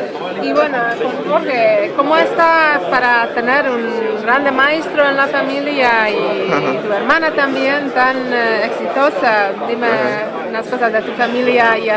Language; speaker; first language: Spanish; non-native, fluent; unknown